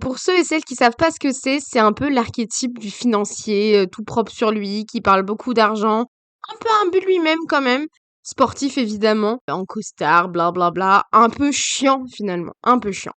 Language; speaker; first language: French; native; French